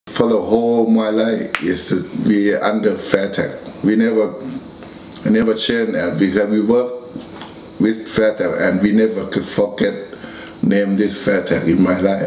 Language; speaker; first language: English; non-native, learner; Thai